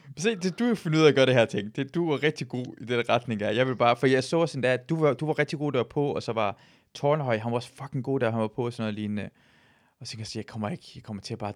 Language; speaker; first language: Danish; early bilingual, other home language; Persian